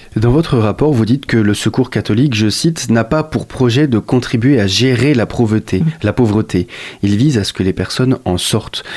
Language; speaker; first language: French; native; French